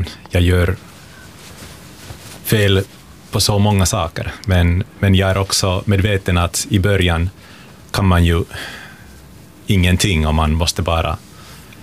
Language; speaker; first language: Swedish; non-native, local second language; Finnish